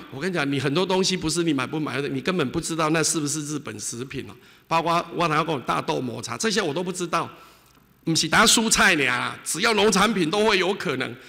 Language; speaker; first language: Chinese; native; Chinese